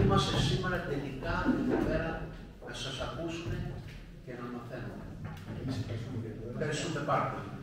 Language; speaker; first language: Greek; early bilingual, heritage; Greek